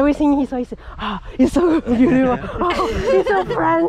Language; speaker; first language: English; non-native, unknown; French